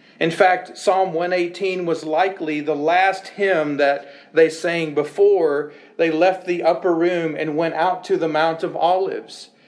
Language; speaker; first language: English; native; English